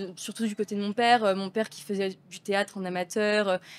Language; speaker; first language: French; native; French